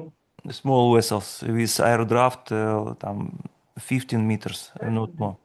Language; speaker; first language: English; non-native, fluent; Russian